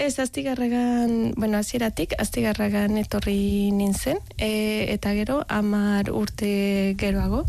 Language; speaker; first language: Basque; non-native, learner; Spanish